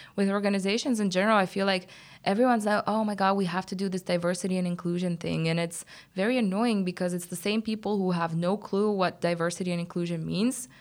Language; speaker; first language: English; non-native, fluent; Bulgarian